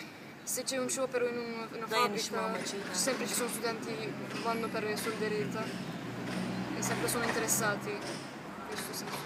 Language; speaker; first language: Italian; non-native, learner; Turkish